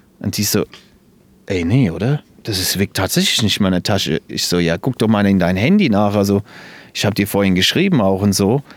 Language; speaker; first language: German; non-native, fluent; English